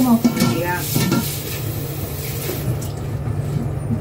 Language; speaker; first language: Chinese; non-native, learner; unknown